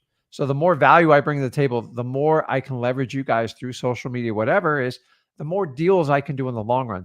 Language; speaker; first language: English; native; English